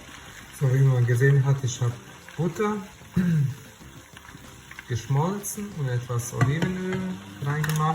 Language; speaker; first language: German; non-native, fluent; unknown